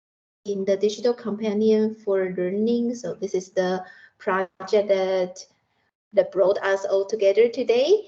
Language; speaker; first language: English; non-native, fluent; Chinese